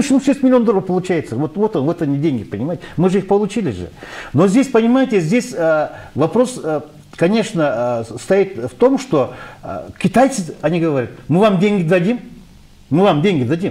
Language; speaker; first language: Russian; non-native, local second language; Kyrgyz